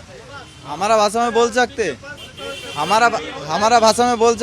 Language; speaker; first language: Hindi; non-native, local second language; Bangla